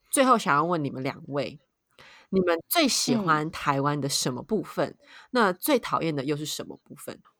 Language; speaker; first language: Chinese; native; Chinese